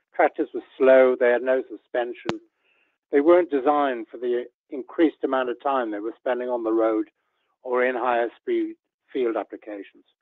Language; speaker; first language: English; native; English